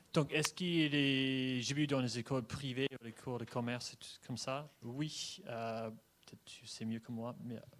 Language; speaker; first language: French; non-native, fluent; English